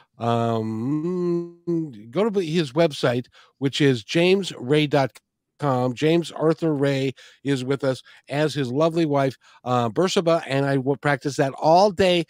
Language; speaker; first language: English; native; English